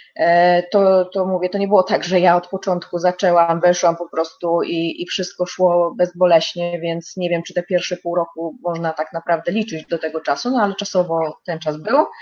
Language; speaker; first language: Polish; native; Polish